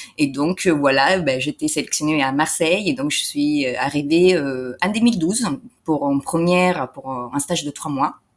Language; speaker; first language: French; non-native, fluent; Italian